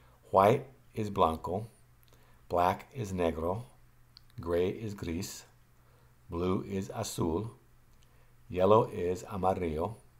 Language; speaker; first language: English; native; English